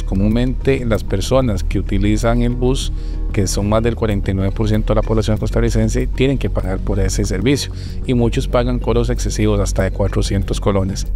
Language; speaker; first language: Spanish; native; Spanish